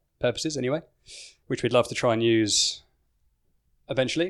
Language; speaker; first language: English; native; English